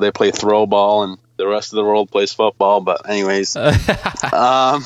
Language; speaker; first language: English; early bilingual, other home language; Polish